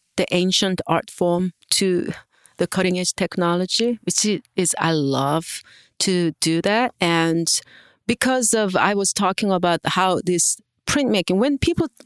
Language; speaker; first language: English; non-native, fluent; Korean